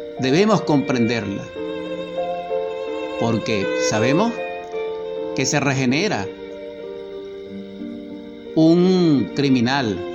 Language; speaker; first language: Spanish; native; Spanish